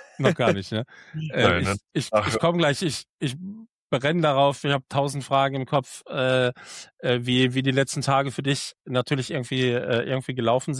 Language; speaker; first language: German; native; German